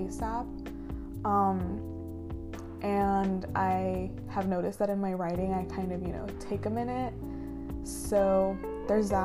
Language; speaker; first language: English; native; English